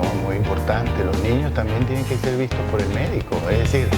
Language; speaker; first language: Spanish; native; Spanish